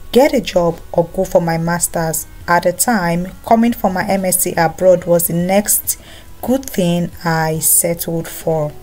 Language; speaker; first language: English; non-native, local second language; Yoruba